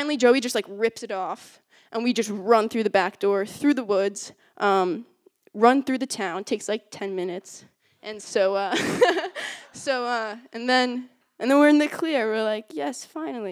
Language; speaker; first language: English; native; English